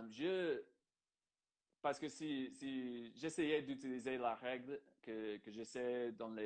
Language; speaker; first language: French; non-native, fluent; English